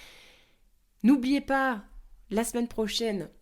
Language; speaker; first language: French; native; French